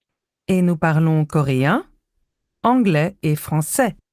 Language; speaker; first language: French; non-native, learner; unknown